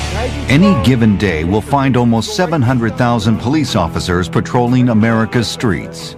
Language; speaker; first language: English; native; English